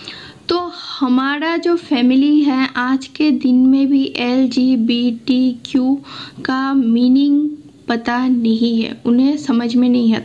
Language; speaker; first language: Hindi; non-native, local second language; Assamese